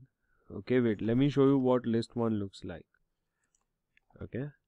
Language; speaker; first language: English; non-native, local second language; Hindi